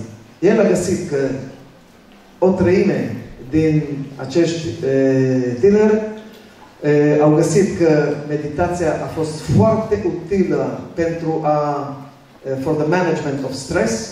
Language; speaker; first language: Romanian; early bilingual, other home language; Hebrew